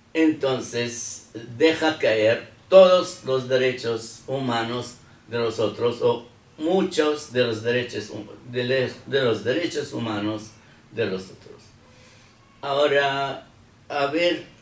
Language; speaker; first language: Spanish; non-native, fluent; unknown